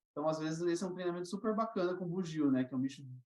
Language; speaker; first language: Portuguese; native; Portuguese